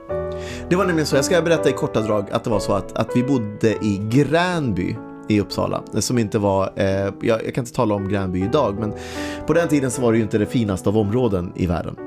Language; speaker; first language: Swedish; native; Swedish